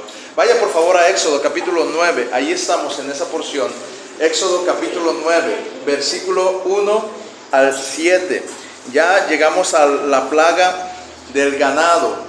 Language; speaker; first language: Spanish; native; Spanish